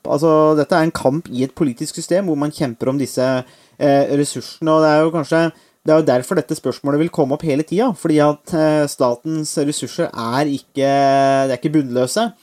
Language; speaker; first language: Norwegian; native; Norwegian